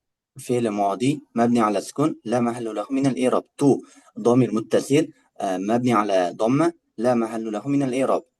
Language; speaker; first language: Arabic; non-native, learner; Uzbek